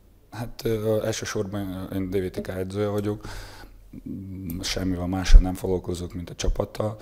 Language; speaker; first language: Hungarian; non-native, fluent; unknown